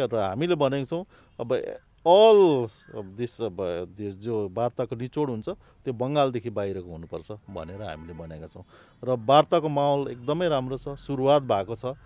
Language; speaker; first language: Nepali; native; Nepali